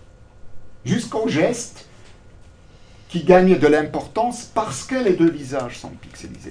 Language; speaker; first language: French; non-native, local second language; German